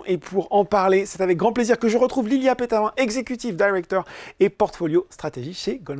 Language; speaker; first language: French; native; French